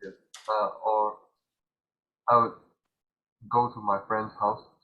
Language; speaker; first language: English; non-native, learner; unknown